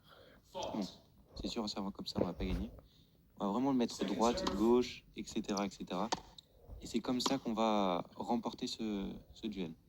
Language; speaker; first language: French; native; French